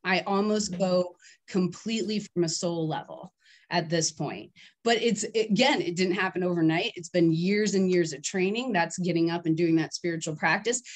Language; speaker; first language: English; native; English